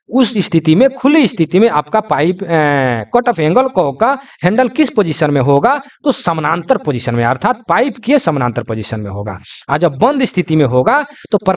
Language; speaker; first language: Hindi; native; Hindi